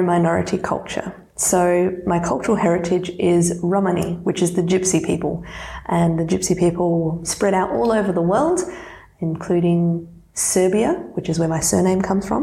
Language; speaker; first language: English; non-native, local second language; Serbian